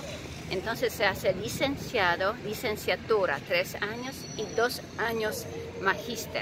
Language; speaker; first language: Spanish; non-native, fluent; Polish